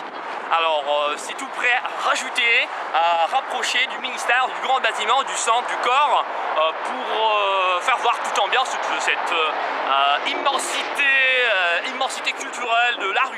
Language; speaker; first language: French; non-native, fluent; Russian